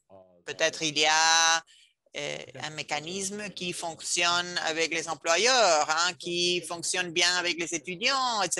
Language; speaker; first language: French; non-native, fluent; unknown